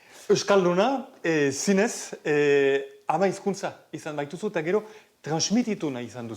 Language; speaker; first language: Basque; native; Basque